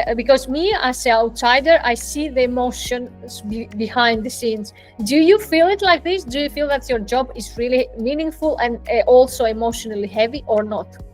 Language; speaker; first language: English; non-native, fluent; Greek